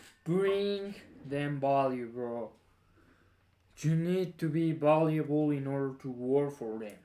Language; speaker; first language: English; non-native, fluent; Spanish